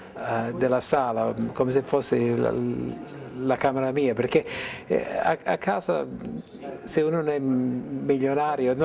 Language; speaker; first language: Italian; early bilingual, heritage; English